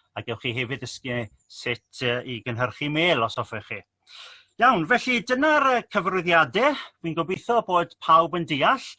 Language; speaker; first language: Welsh; native; Welsh